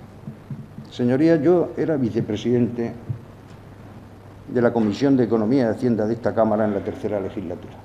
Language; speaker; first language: Spanish; native; Spanish